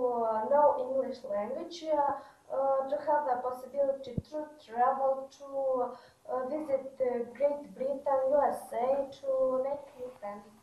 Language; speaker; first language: English; non-native, learner; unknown